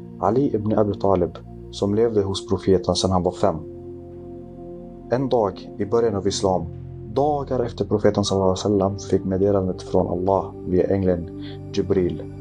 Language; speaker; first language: Swedish; early bilingual, other home language; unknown